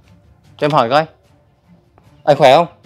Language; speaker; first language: Vietnamese; native; Vietnamese